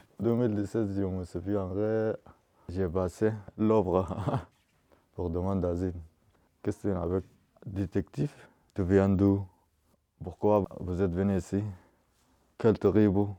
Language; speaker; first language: French; non-native, learner; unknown